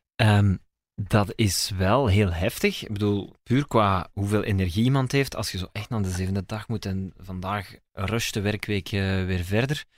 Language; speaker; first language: Dutch; native; Dutch